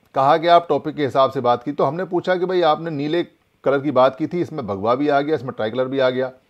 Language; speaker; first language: Hindi; native; Hindi